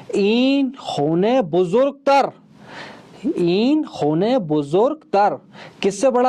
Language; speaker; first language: Persian; non-native, fluent; Urdu